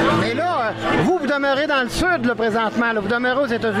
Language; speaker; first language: French; native; French